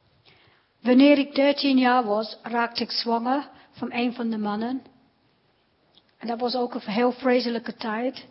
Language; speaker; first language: Dutch; non-native, fluent; English